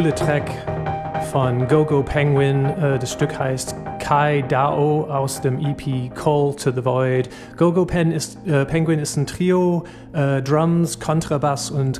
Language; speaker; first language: German; non-native, fluent; English